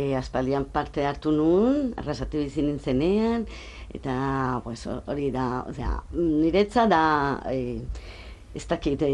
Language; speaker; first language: Basque; non-native, local second language; Spanish